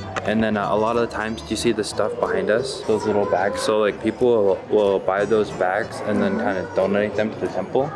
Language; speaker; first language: English; native; English